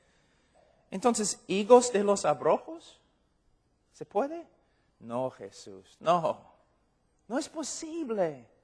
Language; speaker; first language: Spanish; non-native, fluent; English